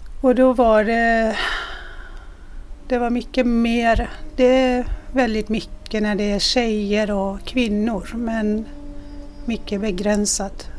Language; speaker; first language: Swedish; non-native, fluent; Persian